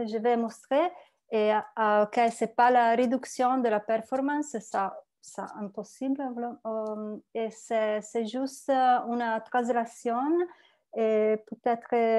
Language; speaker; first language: French; non-native, learner; Italian